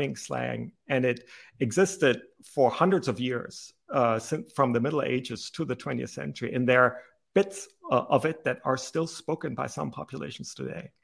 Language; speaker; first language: English; non-native, fluent; German